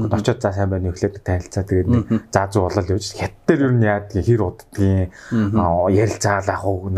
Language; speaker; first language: Mongolian; native; Mongolian